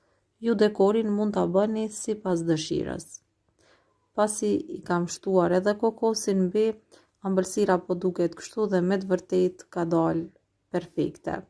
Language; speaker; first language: Albanian; native; Albanian